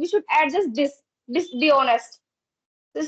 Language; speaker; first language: English; non-native, local second language; Hindi